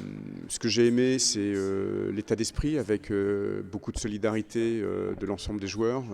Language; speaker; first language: French; native; French